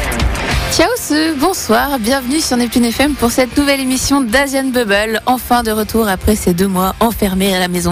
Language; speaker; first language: French; native; French